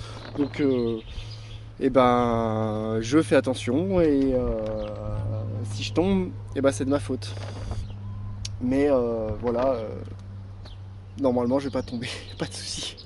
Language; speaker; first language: French; native; French